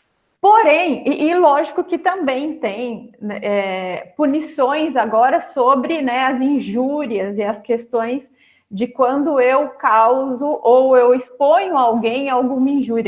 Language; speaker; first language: Portuguese; native; Portuguese